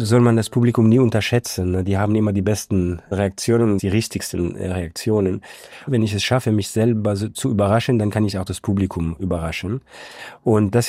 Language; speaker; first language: German; non-native, local second language; Luxembourgish